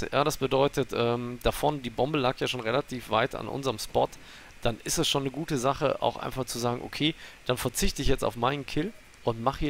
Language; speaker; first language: German; native; German